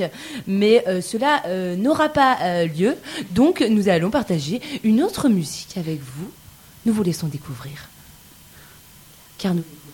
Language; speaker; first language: French; native; French